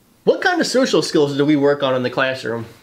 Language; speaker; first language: English; native; English